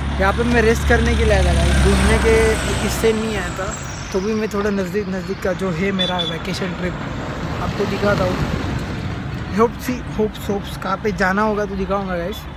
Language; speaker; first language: Hindi; non-native, local second language; Marathi